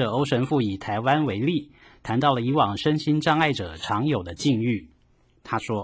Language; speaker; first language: Chinese; native; Chinese